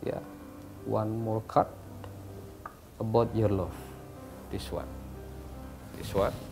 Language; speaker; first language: English; non-native, learner; Indonesian